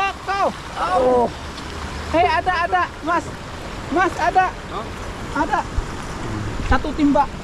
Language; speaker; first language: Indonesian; non-native, learner; Filipino